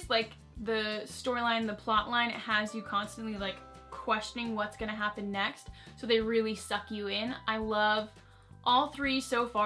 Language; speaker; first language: English; native; English